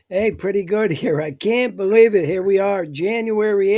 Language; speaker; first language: English; native; English